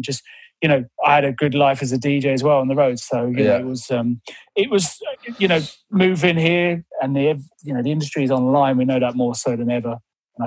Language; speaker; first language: English; native; English